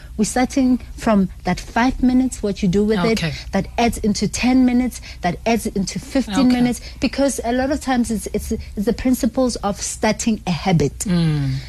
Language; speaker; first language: English; non-native, local second language; Zulu